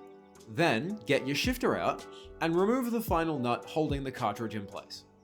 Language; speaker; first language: English; native; English